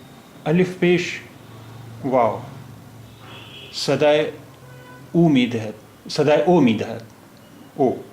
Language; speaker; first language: Persian; non-native, learner; Urdu